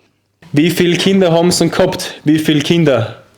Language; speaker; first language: German; native; German